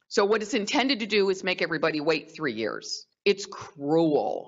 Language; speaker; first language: English; native; English